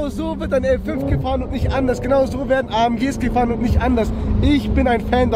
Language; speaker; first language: German; early bilingual, other home language; Turkish